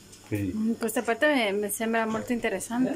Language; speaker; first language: Italian; non-native, fluent; Spanish